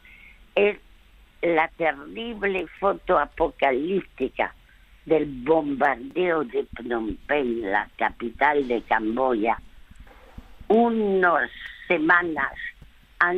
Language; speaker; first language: Spanish; early bilingual, other home language; French